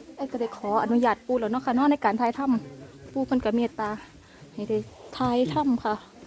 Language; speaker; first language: Thai; native; Thai